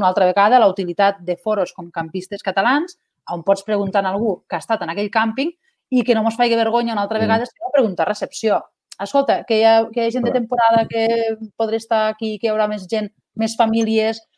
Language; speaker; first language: Catalan; native; Catalan